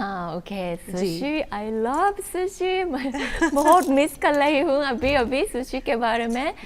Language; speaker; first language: Hindi; non-native, learner; Japanese